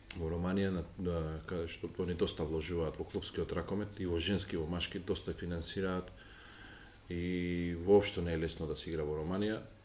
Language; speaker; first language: Macedonian; native; Macedonian